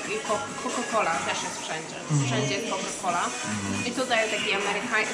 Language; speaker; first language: Polish; early bilingual, heritage; Polish